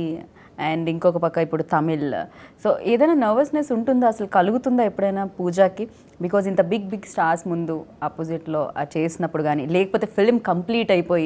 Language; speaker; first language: Telugu; native; Telugu